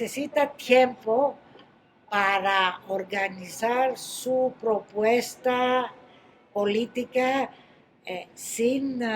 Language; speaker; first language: Spanish; non-native, fluent; Greek